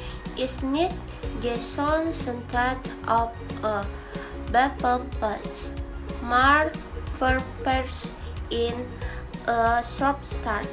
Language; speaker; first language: Dutch; non-native, learner; Indonesian